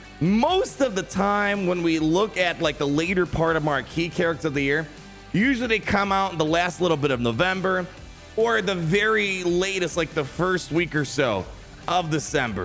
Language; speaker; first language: English; native; English